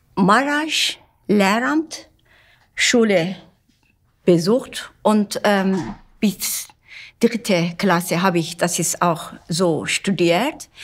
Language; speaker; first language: German; non-native, fluent; Turkish